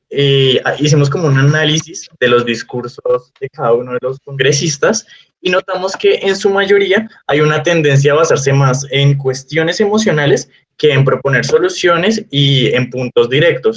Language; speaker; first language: Spanish; native; Spanish